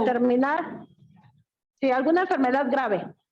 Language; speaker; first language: Spanish; native; Spanish